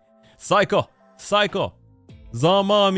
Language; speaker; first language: Japanese; non-native, learner; Swedish